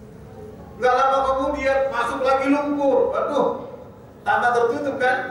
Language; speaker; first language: Indonesian; native; Indonesian